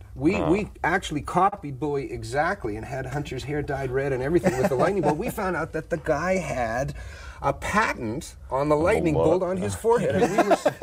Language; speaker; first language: English; native; English